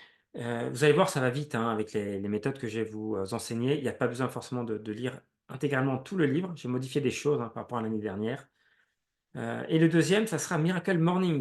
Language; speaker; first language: French; native; French